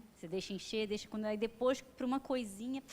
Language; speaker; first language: Portuguese; native; Portuguese